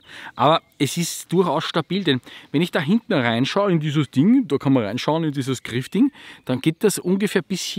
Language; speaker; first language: German; native; German